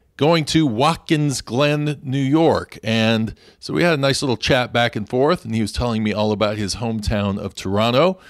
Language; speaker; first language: English; native; English